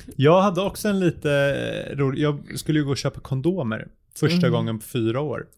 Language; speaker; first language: Swedish; early bilingual, other home language; Persian